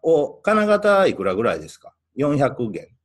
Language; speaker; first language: Japanese; native; Japanese